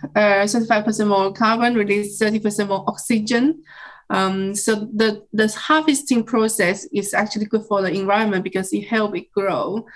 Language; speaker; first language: English; non-native, fluent; Chinese